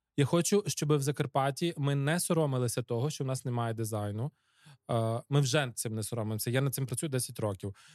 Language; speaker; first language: Ukrainian; native; Ukrainian